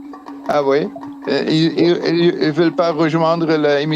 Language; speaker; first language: French; non-native, fluent; Dutch